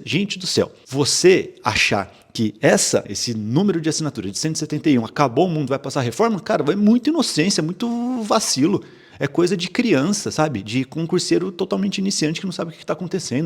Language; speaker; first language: Portuguese; native; Portuguese